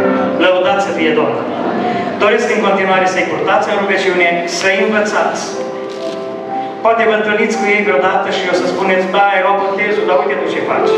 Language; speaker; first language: Romanian; native; Romanian